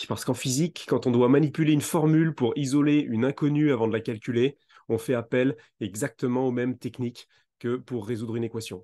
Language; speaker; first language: French; native; French